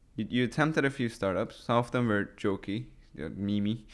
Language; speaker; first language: English; early bilingual, other home language; Persian